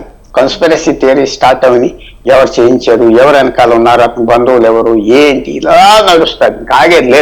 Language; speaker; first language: Telugu; native; Telugu